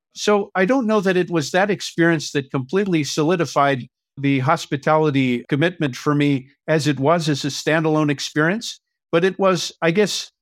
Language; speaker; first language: English; native; English